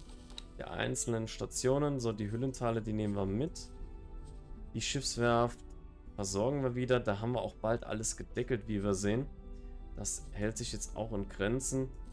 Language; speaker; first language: German; native; German